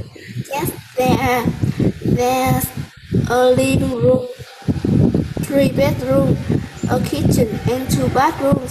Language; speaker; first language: English; non-native, learner; Vietnamese